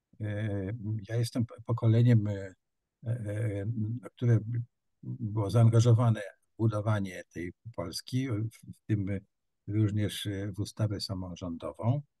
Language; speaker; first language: Polish; native; Polish